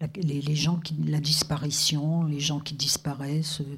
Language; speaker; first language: French; native; French